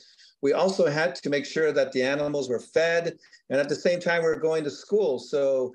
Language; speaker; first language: English; native; English